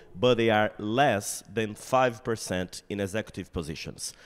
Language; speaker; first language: English; non-native, fluent; Portuguese